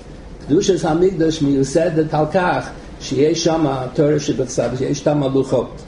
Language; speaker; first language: Hebrew; non-native, fluent; English